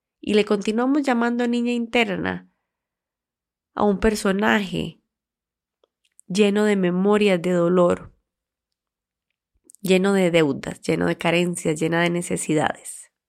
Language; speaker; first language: Spanish; native; Spanish